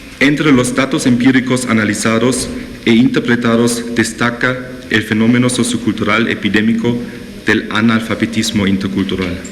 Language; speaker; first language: Spanish; non-native, fluent; German